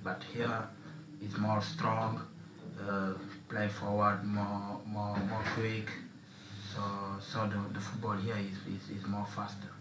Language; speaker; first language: English; non-native, learner; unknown